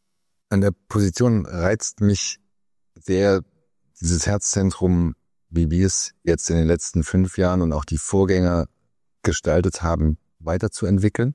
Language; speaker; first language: German; native; German